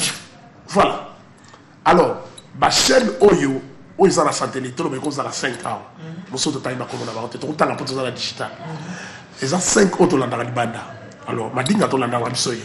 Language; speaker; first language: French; non-native, local second language; Lingala